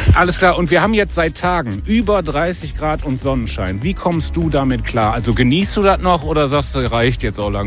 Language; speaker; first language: German; native; German